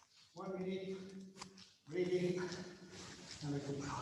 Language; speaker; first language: English; non-native, learner; Italian